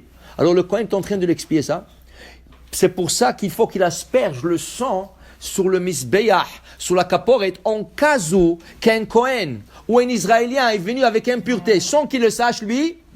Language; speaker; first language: French; non-native, fluent; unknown